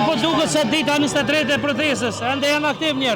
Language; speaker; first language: Albanian; native; Albanian